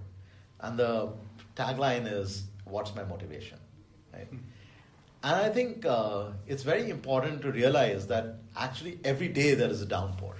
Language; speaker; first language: English; non-native, local second language; Bangla